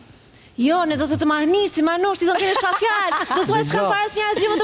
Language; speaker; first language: Albanian; native; Albanian